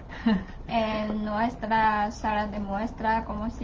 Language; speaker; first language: Spanish; non-native, learner; Chinese